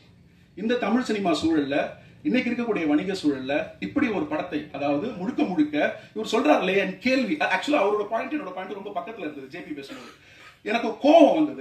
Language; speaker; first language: Tamil; native; Tamil